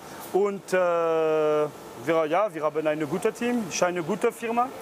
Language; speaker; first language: German; non-native, learner; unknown